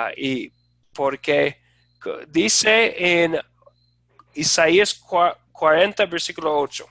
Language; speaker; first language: Spanish; non-native, fluent; English